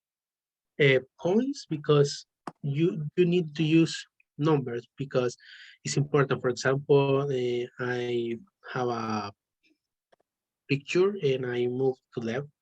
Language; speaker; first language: English; non-native, learner; Spanish